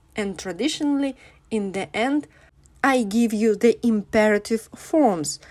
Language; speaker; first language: English; non-native, fluent; Russian